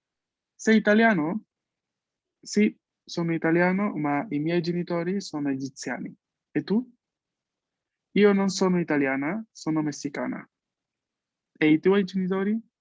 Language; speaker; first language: Italian; non-native, fluent; Spanish